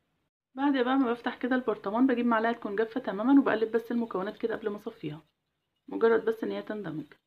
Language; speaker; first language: Arabic; native; Arabic